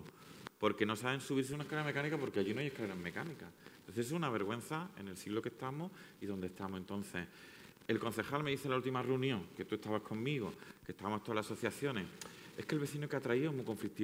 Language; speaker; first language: Spanish; native; Spanish